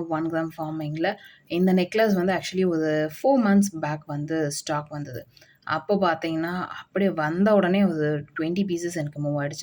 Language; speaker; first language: Tamil; native; Tamil